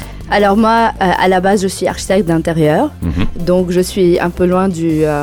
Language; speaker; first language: French; non-native, local second language; Arabic